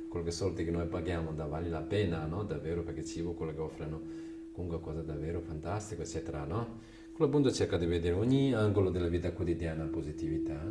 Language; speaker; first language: Italian; non-native, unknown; Tibetan